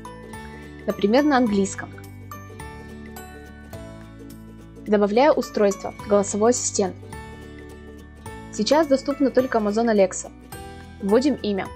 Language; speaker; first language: Russian; native; Russian